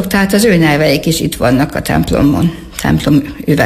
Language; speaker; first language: Hungarian; native; Hungarian